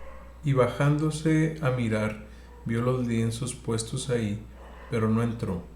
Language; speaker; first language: Spanish; native; Spanish